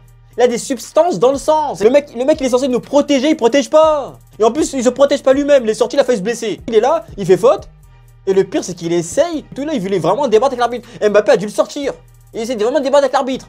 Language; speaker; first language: French; native; French